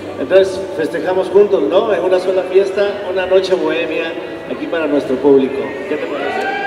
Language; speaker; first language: Spanish; native; Spanish